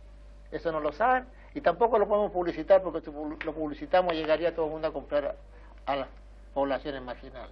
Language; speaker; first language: Spanish; native; Spanish